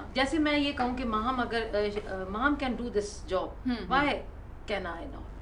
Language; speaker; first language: Urdu; native; Urdu